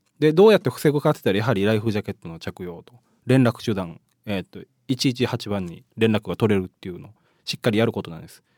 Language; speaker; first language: Japanese; native; Japanese